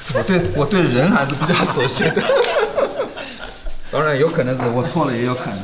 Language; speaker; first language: Chinese; native; Chinese